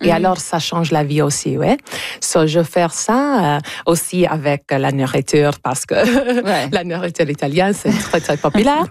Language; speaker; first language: French; non-native, fluent; English